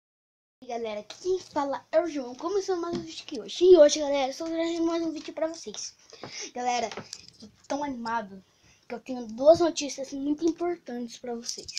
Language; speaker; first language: Portuguese; native; Portuguese